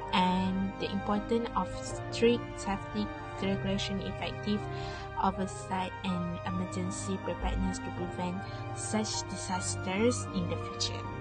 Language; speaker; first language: English; non-native, local second language; Malay